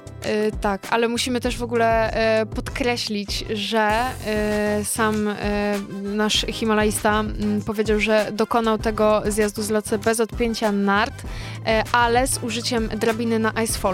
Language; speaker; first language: Polish; native; Polish